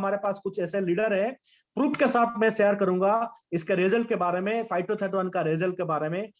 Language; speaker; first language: Hindi; non-native, local second language; Bangla